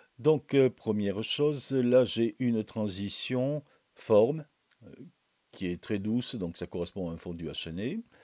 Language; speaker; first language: French; native; French